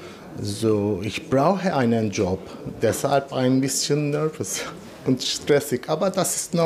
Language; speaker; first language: German; non-native, learner; Turkish